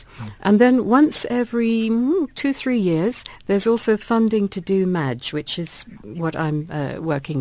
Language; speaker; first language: English; native; English